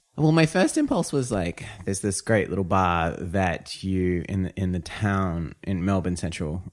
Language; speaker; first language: English; native; English